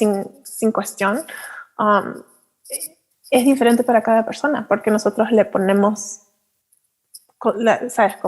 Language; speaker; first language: Spanish; early bilingual, heritage; Spanish